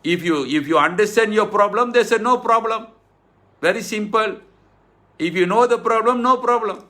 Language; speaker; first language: English; non-native, local second language; Tamil